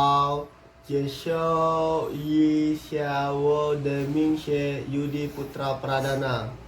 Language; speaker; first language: Chinese; non-native, learner; Indonesian